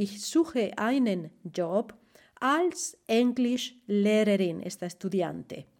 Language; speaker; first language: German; non-native, fluent; Spanish